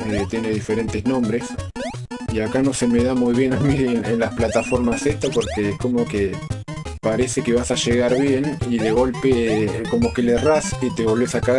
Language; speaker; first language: Spanish; native; Spanish